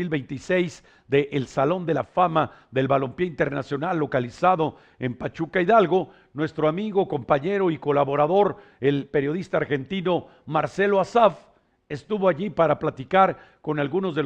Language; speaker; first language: Spanish; native; Spanish